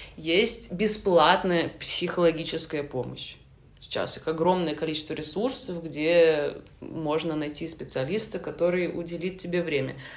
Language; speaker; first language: Russian; native; Russian